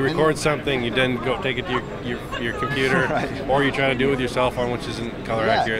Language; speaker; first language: English; native; English